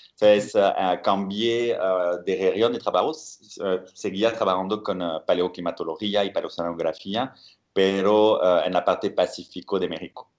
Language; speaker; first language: Spanish; non-native, fluent; French